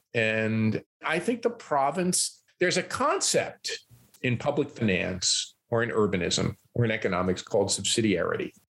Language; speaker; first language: English; native; English